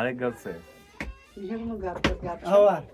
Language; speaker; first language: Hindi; non-native, learner; Bangla